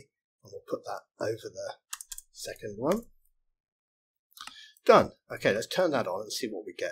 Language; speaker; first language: English; native; English